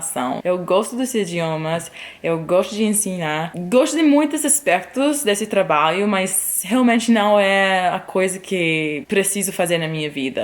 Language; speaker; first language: Portuguese; non-native, fluent; English